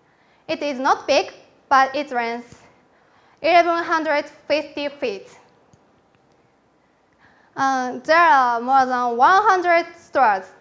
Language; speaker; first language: English; non-native, learner; Japanese